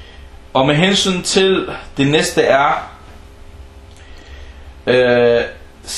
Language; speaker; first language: Danish; early bilingual, other home language; Arabic